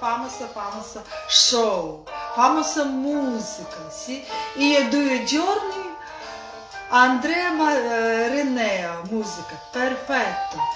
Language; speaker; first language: Italian; non-native, learner; Russian